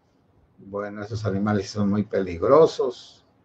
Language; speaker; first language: Spanish; native; Spanish